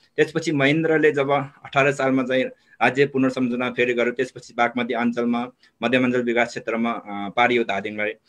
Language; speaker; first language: Nepali; non-native, local second language; Eastern Tamang